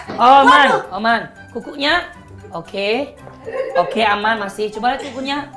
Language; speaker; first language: Indonesian; non-native, fluent; Thai